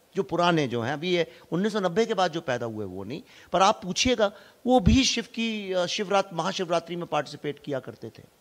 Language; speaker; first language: Hindi; native; Hindi